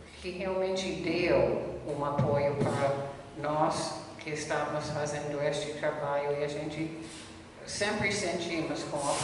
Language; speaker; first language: Portuguese; non-native, fluent; English